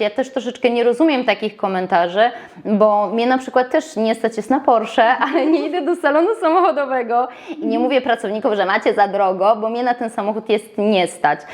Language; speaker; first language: Polish; native; Polish